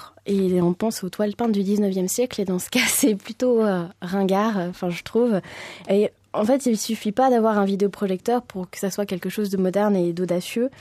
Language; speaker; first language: French; native; French